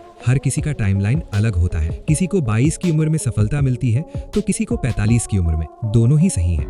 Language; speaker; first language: Hindi; native; Hindi